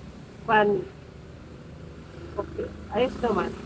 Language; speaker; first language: Filipino; native; Filipino